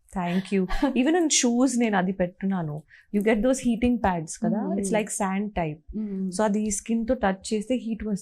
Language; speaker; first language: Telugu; non-native, learner; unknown